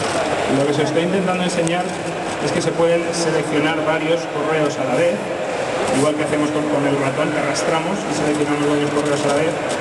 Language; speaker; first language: Spanish; native; Spanish